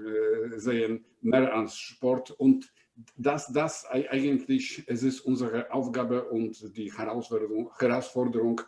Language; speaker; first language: German; non-native, fluent; Polish